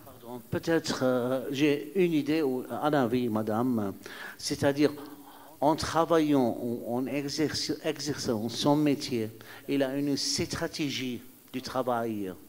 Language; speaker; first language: French; non-native, fluent; Arabic